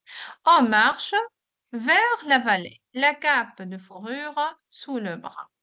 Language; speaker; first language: French; non-native, local second language; Arabic